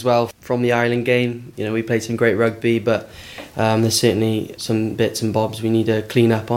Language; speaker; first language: English; native; English